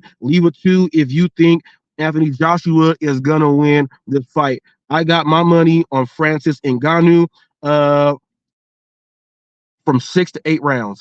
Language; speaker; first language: English; native; English